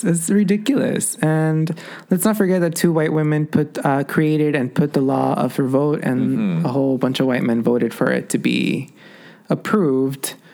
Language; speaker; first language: English; early bilingual, other home language; Spanish